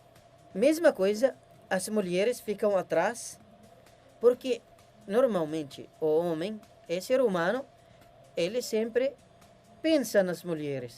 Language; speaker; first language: Portuguese; non-native, learner; Arabic